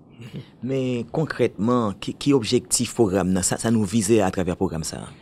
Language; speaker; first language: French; non-native, local second language; Haitian Creole